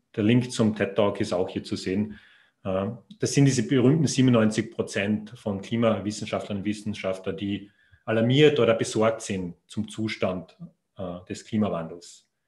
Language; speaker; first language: German; native; German